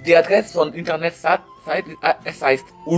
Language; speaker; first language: German; non-native, learner; French